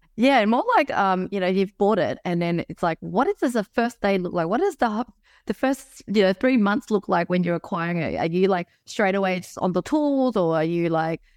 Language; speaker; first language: English; native; English